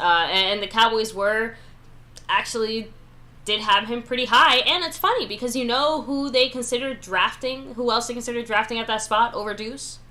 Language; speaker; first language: English; native; English